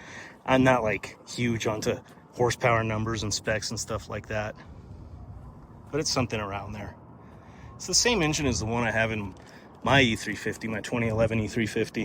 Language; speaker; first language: English; native; English